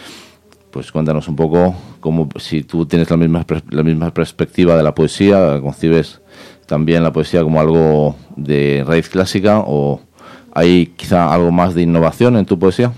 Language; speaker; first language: Spanish; native; Spanish